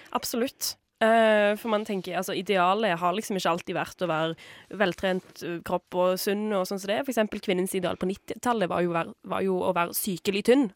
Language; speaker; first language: Norwegian; native; Norwegian